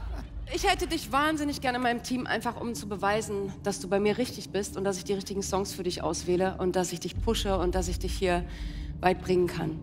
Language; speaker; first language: German; native; German